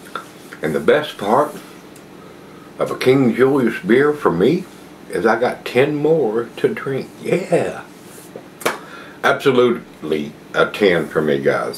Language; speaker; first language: English; native; English